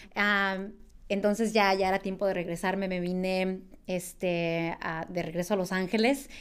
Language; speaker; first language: Spanish; early bilingual, heritage; Spanish